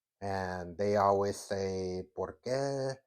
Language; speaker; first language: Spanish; non-native, learner; English